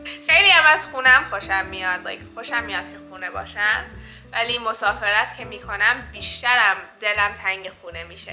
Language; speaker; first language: Persian; early bilingual, heritage; Persian